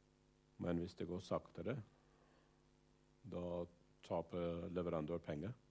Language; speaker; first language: Norwegian; non-native, fluent; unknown